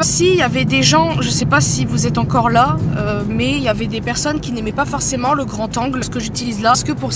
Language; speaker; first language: French; native; French